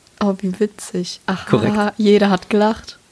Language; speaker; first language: German; native; German